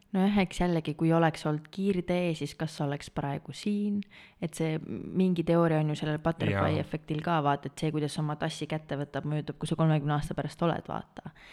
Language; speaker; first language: Estonian; native; Estonian